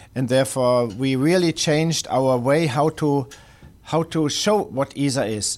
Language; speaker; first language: English; non-native, fluent; German